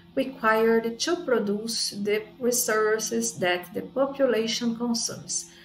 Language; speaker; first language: English; non-native, fluent; Portuguese